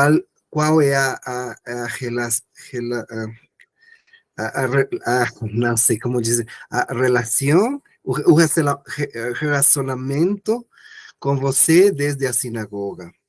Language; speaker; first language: Portuguese; non-native, learner; Spanish